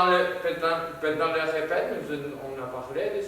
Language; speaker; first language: French; non-native, learner; Spanish